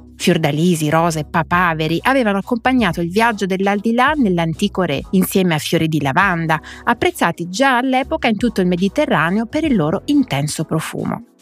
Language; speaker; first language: Italian; native; Italian